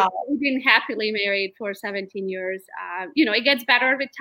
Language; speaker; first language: English; non-native, fluent; Romanian